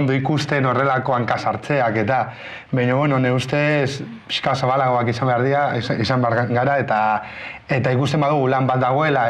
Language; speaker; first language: Basque; non-native, local second language; Spanish